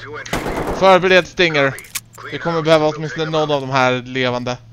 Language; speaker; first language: Swedish; native; Swedish